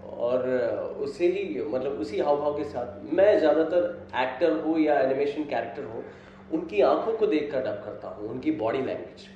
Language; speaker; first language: Hindi; non-native, local second language; Gujarati